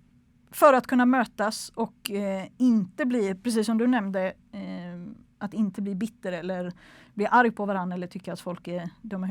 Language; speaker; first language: Swedish; native; Swedish